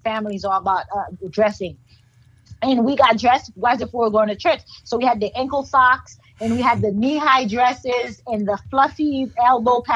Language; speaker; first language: English; non-native, fluent; Haitian Creole